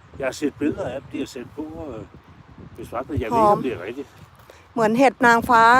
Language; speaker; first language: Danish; non-native, learner; Thai